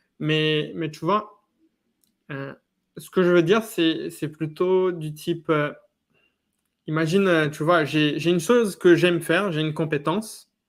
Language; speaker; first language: French; non-native, fluent; Portuguese